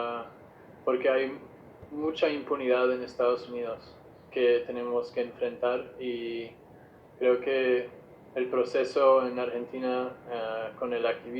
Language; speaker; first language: Spanish; non-native, fluent; English